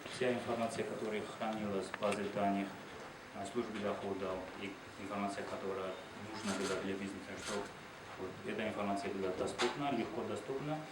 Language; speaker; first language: Russian; non-native, local second language; Georgian